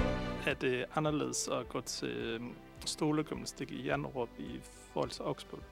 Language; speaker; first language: Danish; native; Danish